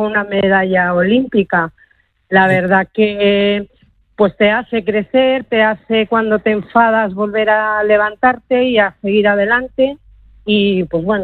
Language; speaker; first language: Spanish; native; Spanish